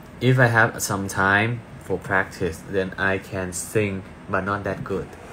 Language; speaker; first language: English; non-native, fluent; Thai